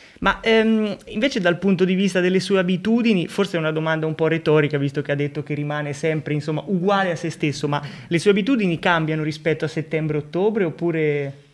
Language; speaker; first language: Italian; native; Italian